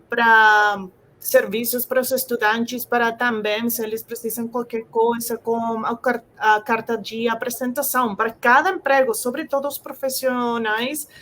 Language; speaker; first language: Portuguese; non-native, fluent; Spanish